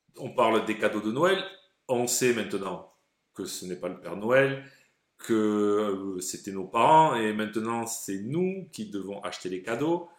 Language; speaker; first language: French; native; French